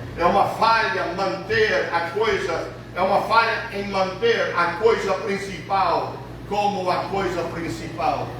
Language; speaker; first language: Portuguese; early bilingual, other home language; English